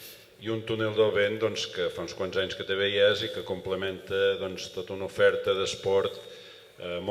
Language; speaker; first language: Catalan; native; Catalan